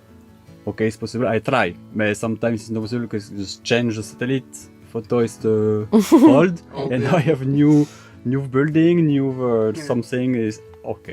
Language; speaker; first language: English; non-native, learner; French